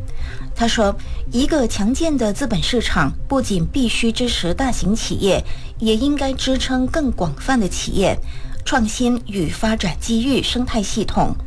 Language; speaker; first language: Chinese; native; Chinese